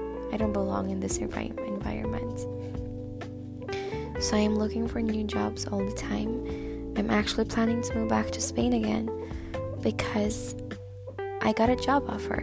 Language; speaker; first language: English; non-native, fluent; Swedish